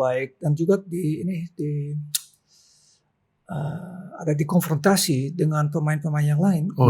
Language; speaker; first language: Indonesian; non-native, local second language; Dutch